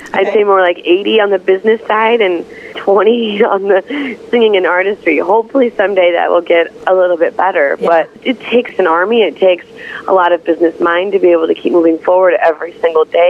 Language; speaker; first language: English; native; English